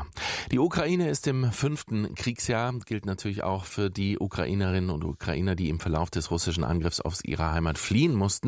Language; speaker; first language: German; native; German